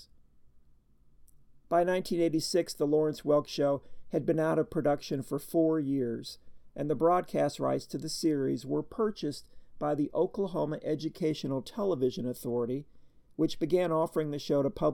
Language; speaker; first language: English; native; English